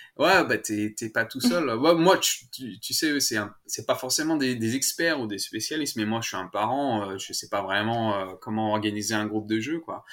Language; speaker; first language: French; native; French